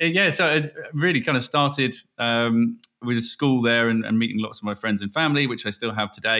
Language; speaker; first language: English; native; English